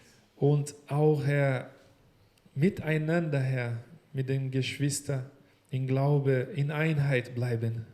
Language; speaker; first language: German; non-native, learner; Portuguese